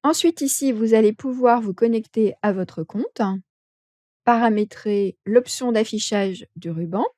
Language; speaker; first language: French; native; French